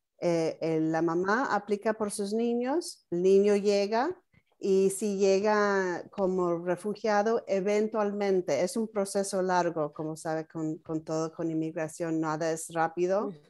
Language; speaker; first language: Spanish; non-native, fluent; English